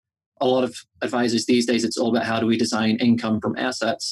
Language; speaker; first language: English; native; English